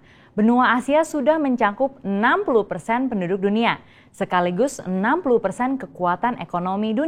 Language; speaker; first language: Indonesian; native; Indonesian